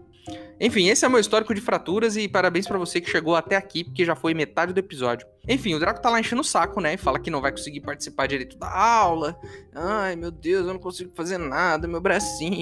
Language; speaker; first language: Portuguese; native; Portuguese